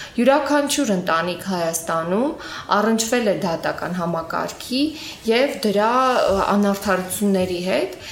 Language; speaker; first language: Armenian; native; Armenian